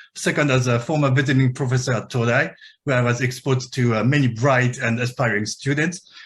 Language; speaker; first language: English; non-native, fluent; Japanese